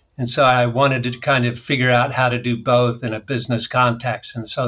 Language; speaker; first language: English; native; English